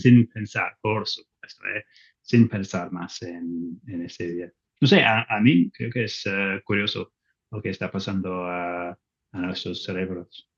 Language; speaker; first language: Spanish; non-native, learner; English